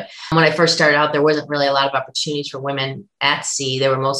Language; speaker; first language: English; native; English